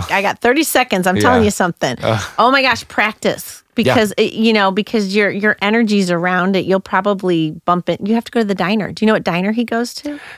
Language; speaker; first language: English; native; English